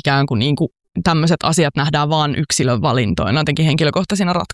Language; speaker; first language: Finnish; native; Finnish